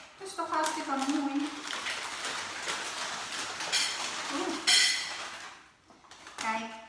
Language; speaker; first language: Dutch; non-native, learner; Filipino